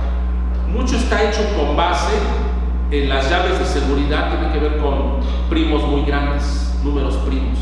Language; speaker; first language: Spanish; native; Spanish